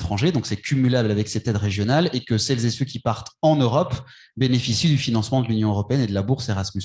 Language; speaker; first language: French; native; French